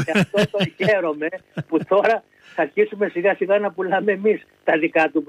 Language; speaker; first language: Greek; native; Greek